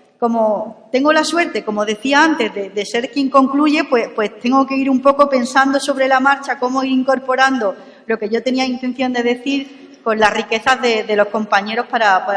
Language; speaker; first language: Spanish; native; Spanish